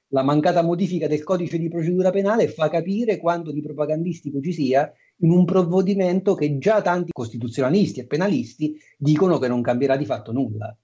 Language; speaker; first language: Italian; native; Italian